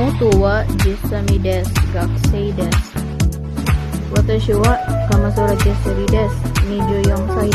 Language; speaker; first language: Japanese; non-native, learner; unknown